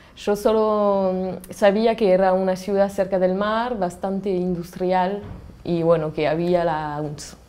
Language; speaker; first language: Spanish; non-native, learner; French